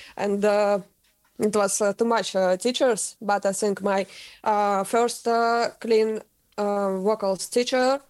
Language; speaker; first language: English; non-native, learner; Russian